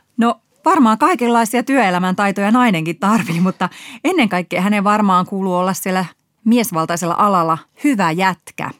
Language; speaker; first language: Finnish; native; Finnish